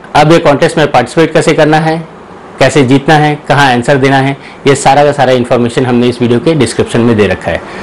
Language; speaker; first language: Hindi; native; Hindi